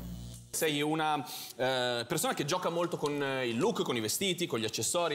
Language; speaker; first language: Italian; native; Italian